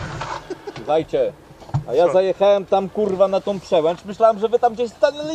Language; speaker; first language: Polish; native; Polish